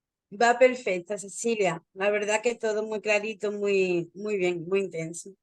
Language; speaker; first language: Spanish; native; Spanish